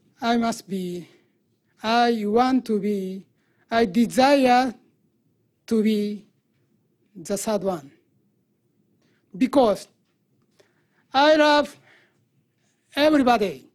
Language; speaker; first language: English; non-native, learner; Japanese